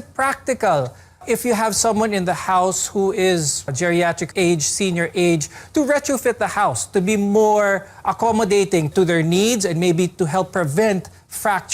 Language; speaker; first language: English; non-native, local second language; Filipino